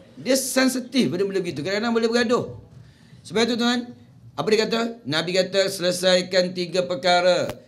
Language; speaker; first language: Malay; native; Malay